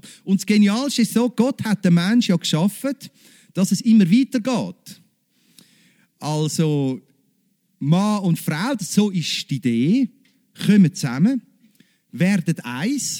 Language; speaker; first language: German; native; German